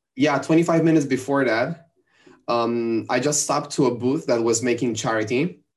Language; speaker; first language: English; non-native, fluent; Italian